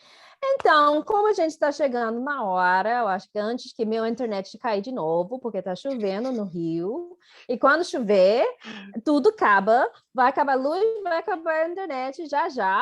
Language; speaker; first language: Portuguese; non-native, fluent; English